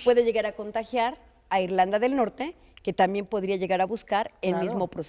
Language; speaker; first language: Spanish; native; Spanish